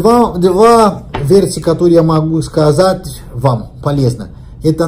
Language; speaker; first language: Russian; non-native, learner; Portuguese